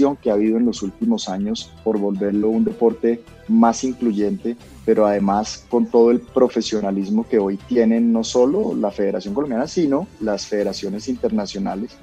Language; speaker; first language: Spanish; native; Spanish